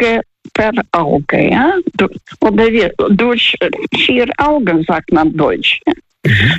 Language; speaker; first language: German; non-native, fluent; Russian